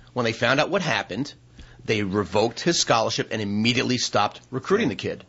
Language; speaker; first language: English; native; English